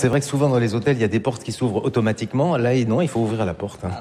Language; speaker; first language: French; native; French